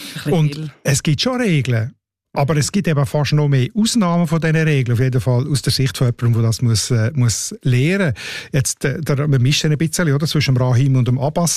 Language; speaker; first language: German; native; German